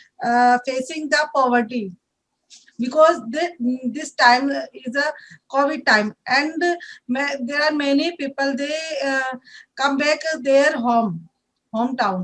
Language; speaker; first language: English; non-native, learner; Hindi